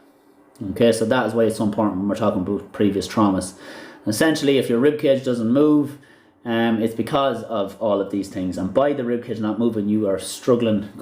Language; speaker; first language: English; native; English